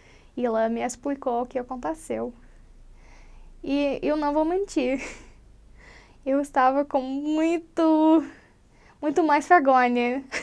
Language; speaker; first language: Portuguese; non-native, learner; English